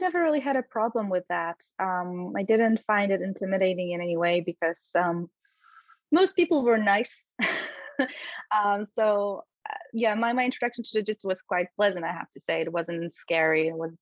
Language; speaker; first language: English; non-native, fluent; Polish